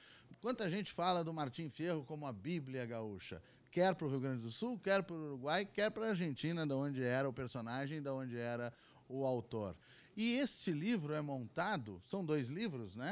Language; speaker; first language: Portuguese; native; Portuguese